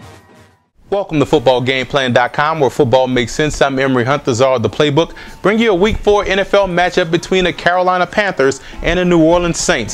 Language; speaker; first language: English; native; English